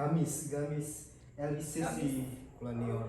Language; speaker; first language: Turkish; non-native, learner; Indonesian